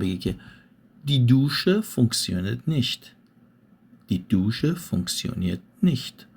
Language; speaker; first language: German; non-native, fluent; Persian